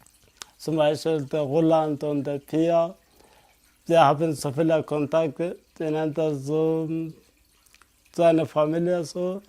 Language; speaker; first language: German; non-native, learner; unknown